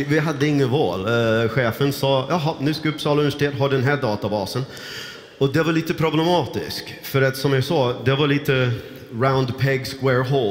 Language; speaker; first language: Swedish; non-native, fluent; English